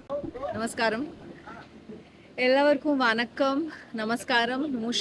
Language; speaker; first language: Tamil; non-native, learner; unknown